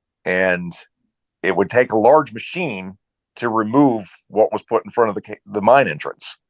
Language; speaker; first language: English; native; English